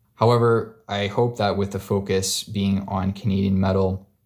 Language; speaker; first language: English; native; English